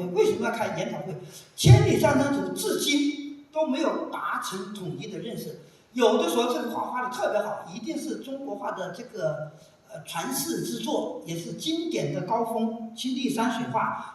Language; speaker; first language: Chinese; native; Chinese